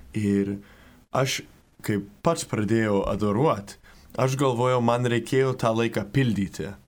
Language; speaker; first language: Lithuanian; early bilingual, heritage; Lithuanian